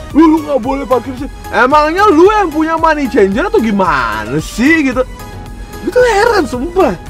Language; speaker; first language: Indonesian; non-native, fluent; Russian